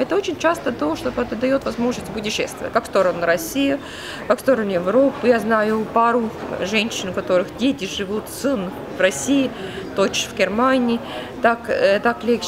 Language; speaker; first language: Russian; non-native, fluent; Estonian